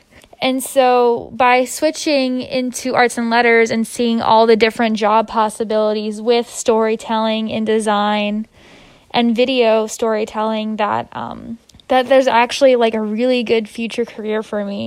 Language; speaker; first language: English; native; English